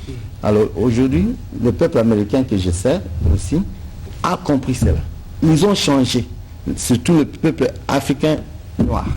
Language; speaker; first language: French; non-native, local second language; Lingala